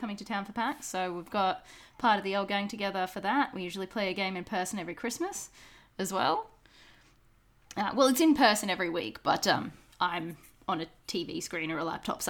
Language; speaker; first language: English; native; English